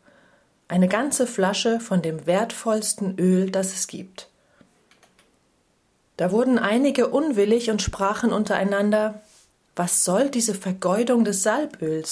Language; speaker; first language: German; native; German